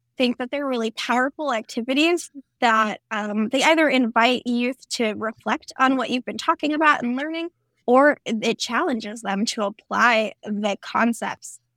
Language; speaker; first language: English; native; English